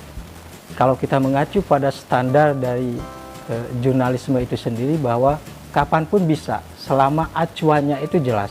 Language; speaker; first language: Indonesian; native; Indonesian